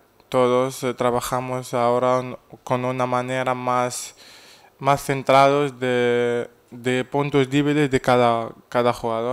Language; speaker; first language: Spanish; non-native, fluent; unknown